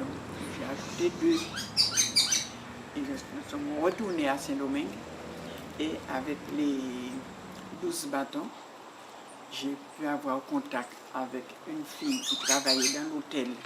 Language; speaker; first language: French; non-native, local second language; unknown